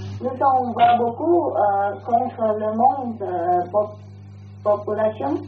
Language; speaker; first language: French; non-native, learner; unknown